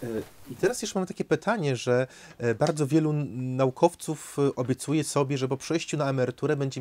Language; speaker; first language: Polish; native; Polish